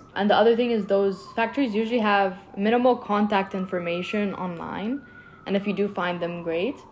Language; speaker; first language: English; non-native, fluent; Arabic